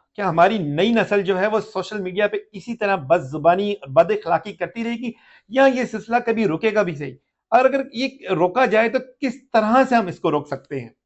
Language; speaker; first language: Urdu; native; Urdu